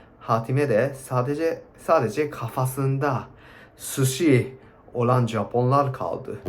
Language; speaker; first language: Turkish; non-native, fluent; Japanese